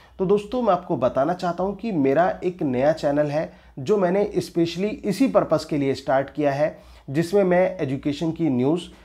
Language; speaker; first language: Hindi; native; Hindi